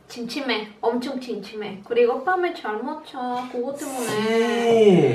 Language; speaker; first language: Korean; non-native, learner; Spanish